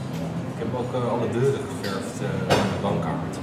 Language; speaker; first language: Dutch; native; Dutch